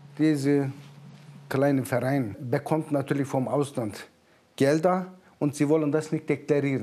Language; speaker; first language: German; non-native, fluent; Turkish